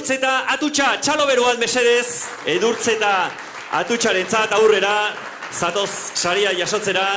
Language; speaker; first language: Basque; native; Basque